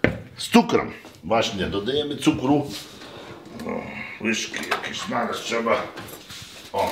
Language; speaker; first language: Polish; non-native, fluent; Lithuanian